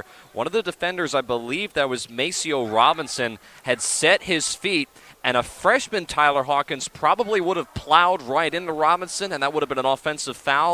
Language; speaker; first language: English; native; English